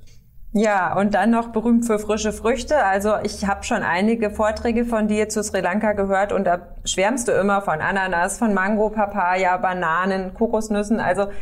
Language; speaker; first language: German; native; German